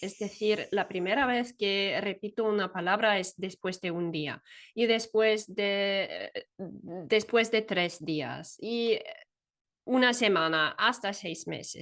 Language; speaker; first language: Spanish; non-native, fluent; German